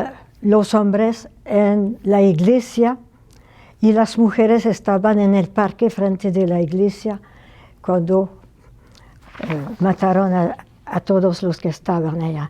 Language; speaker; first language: Spanish; non-native, fluent; French